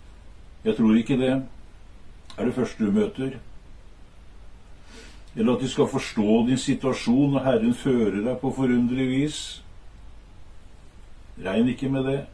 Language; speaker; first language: Norwegian; native; Norwegian